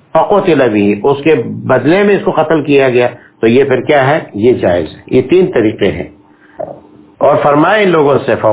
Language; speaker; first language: Urdu; non-native, local second language; Pashto